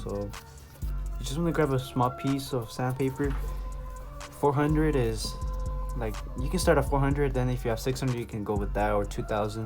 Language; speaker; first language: English; native; English